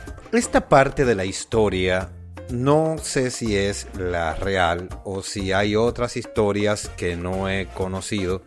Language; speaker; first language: Spanish; native; Spanish